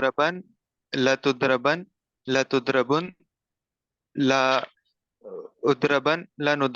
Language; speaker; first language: Arabic; non-native, learner; Urdu